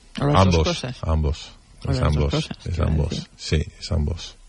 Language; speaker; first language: Spanish; non-native, fluent; Dutch